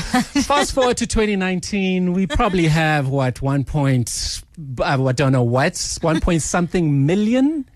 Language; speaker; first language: English; non-native, local second language; Swati